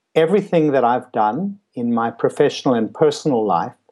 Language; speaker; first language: English; native; English